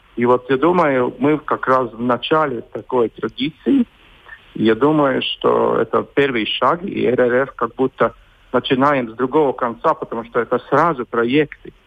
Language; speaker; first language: Russian; non-native, local second language; Latvian